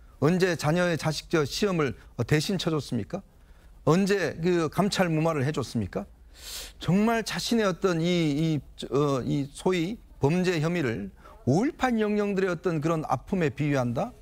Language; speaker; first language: Korean; native; Korean